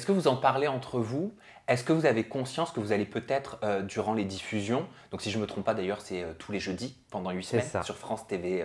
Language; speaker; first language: French; native; French